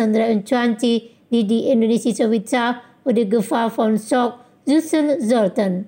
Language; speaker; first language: German; non-native, fluent; Indonesian